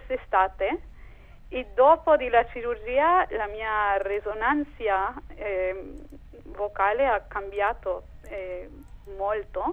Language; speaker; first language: Italian; non-native, fluent; Spanish